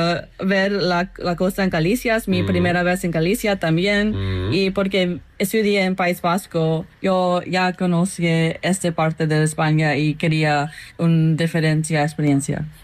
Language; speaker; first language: Spanish; non-native, learner; English